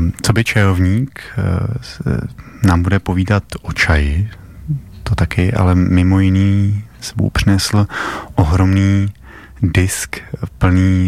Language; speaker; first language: Czech; native; Czech